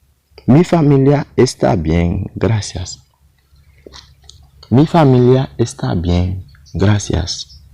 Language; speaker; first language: Spanish; non-native, learner; Haitian Creole